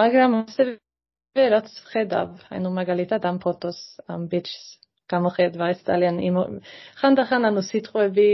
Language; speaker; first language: Georgian; early bilingual, heritage; Georgian